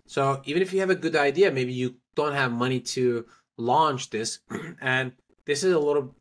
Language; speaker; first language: English; non-native, fluent; Turkish